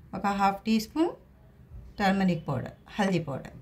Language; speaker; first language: Hindi; non-native, local second language; Telugu